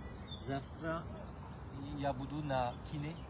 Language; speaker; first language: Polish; non-native, learner; French